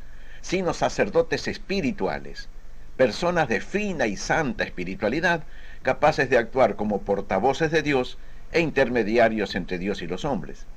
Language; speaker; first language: Spanish; native; Spanish